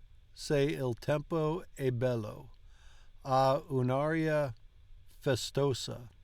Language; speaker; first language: Italian; non-native, learner; English